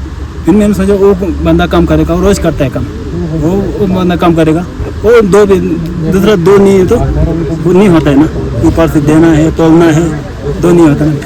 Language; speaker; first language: Hindi; non-native, local second language; Tibetan